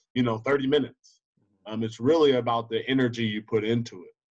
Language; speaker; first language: English; native; English